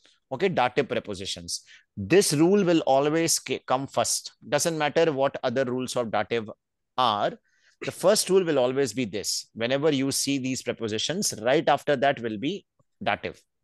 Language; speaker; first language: English; non-native, local second language; Hindi